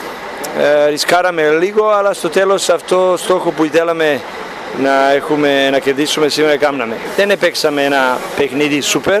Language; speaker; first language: Greek; non-native, fluent; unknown